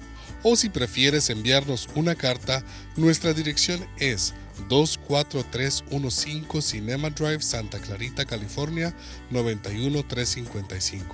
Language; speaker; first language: Spanish; native; Spanish